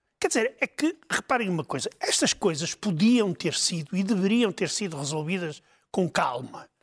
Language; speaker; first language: Portuguese; native; Portuguese